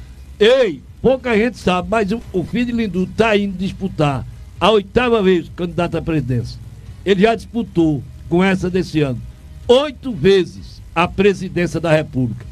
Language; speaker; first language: Portuguese; native; Portuguese